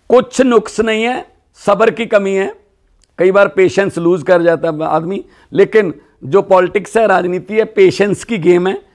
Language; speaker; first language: Hindi; non-native, local second language; Punjabi